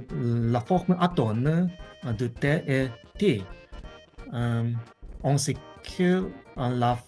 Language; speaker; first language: French; non-native, fluent; Japanese